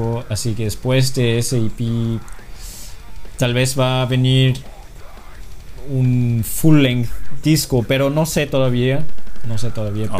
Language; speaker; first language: Spanish; non-native, fluent; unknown